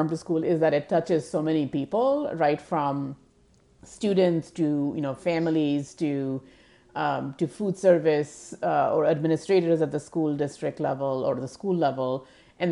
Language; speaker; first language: English; non-native, local second language; Hindi